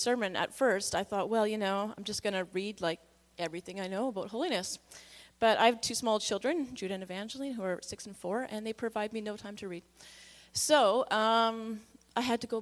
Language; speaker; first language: English; native; English